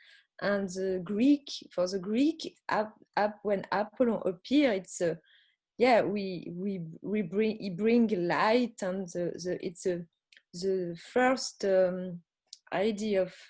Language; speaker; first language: English; non-native, learner; French